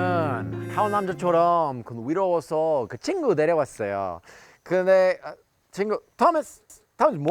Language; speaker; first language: Korean; non-native, learner; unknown